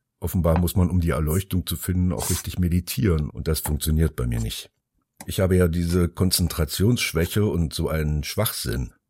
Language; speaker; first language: German; early bilingual, other home language; Finnish